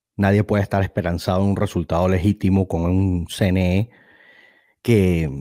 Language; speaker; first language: Spanish; native; Spanish